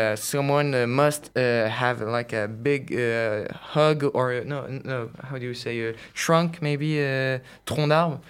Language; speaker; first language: English; non-native, fluent; French